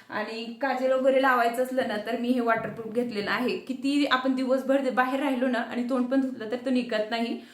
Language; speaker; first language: Marathi; non-native, local second language; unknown